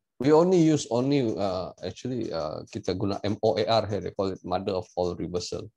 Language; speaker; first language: English; non-native, local second language; Malay